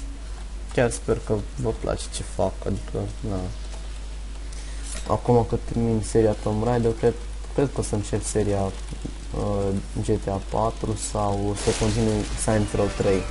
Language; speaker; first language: Romanian; native; Romanian